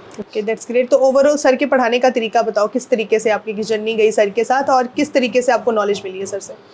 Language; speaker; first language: Hindi; native; Hindi